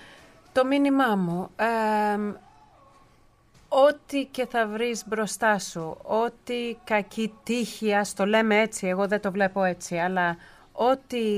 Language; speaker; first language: Greek; early bilingual, heritage; Greek